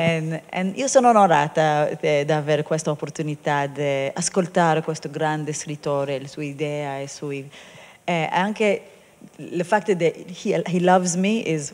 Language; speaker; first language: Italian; non-native, learner; Hebrew